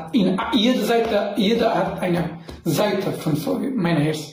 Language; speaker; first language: German; non-native, learner; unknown